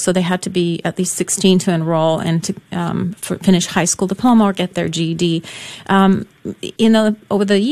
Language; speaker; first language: English; non-native, fluent; Polish